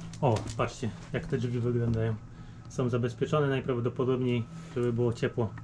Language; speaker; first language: Polish; native; Polish